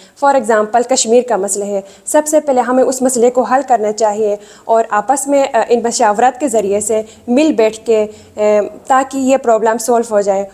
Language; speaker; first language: Urdu; non-native, local second language; Sicilian